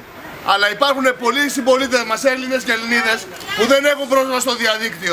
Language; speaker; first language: Greek; native; Greek